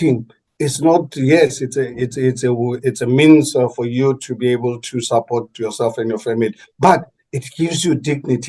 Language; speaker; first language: English; non-native, local second language; Northern Sotho